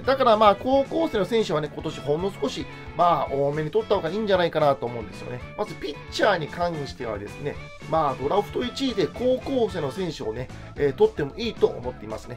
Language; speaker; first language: Japanese; native; Japanese